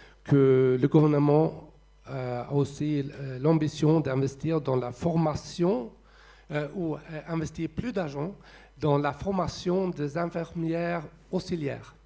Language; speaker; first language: French; non-native, fluent; Swedish